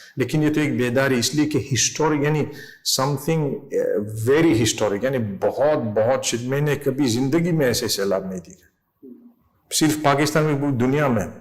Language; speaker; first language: Urdu; non-native, fluent; English